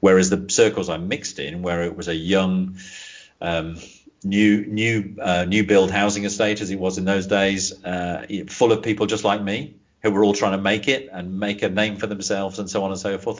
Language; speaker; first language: English; native; English